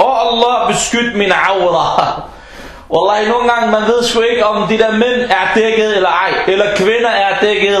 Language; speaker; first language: Danish; non-native, local second language; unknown